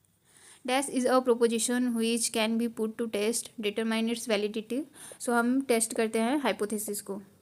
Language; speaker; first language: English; non-native, local second language; Hindi